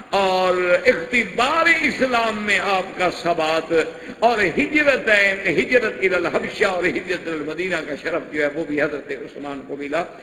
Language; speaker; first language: Urdu; non-native, local second language; Punjabi